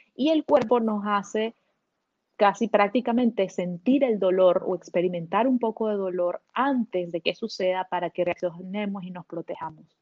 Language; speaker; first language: Spanish; native; Spanish